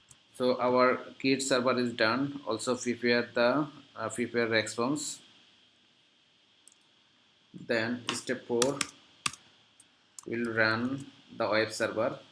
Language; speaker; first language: English; non-native, local second language; Bangla